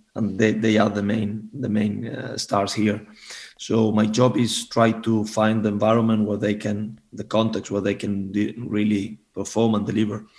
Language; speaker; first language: English; non-native, fluent; Spanish